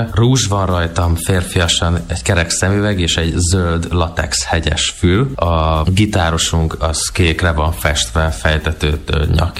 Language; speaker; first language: Hungarian; native; Hungarian